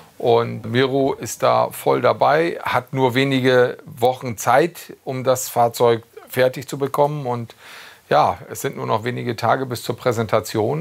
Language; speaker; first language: German; native; German